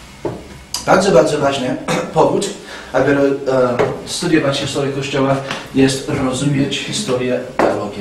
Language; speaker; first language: Polish; non-native, fluent; English